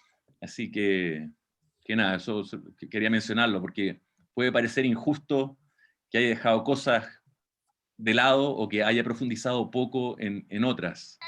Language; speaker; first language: Spanish; native; Spanish